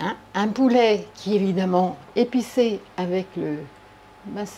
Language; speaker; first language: French; native; French